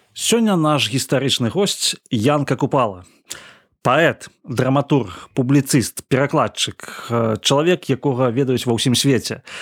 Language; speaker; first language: Belarusian; non-native, local second language; Russian